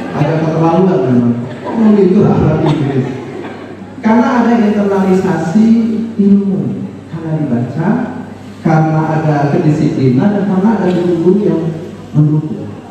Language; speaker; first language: Indonesian; non-native, local second language; Minangkabau